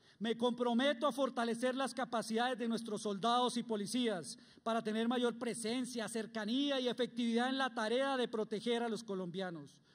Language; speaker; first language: Spanish; native; Spanish